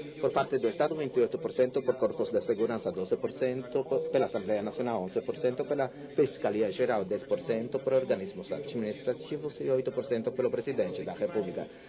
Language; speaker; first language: Portuguese; non-native, fluent; Spanish